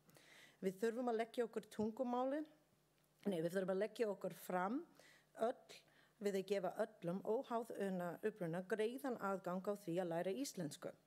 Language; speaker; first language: Icelandic; non-native, learner; English